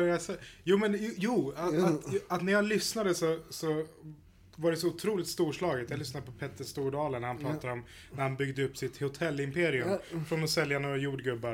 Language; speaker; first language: Swedish; native; Swedish